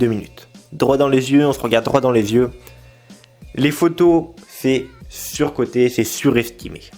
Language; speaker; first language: French; native; French